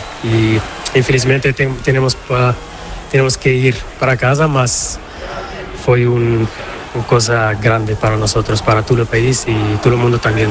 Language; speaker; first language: Spanish; non-native, learner; Portuguese